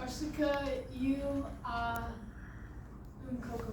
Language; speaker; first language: French; non-native, learner; English